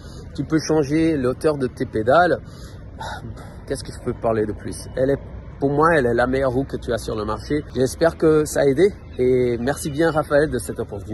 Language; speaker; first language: French; non-native, learner; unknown